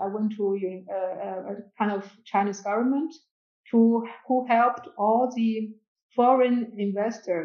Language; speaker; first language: English; non-native, fluent; Chinese